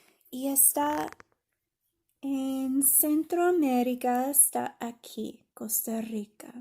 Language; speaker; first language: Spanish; non-native, fluent; English